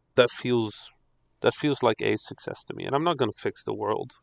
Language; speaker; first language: English; non-native, fluent; Dutch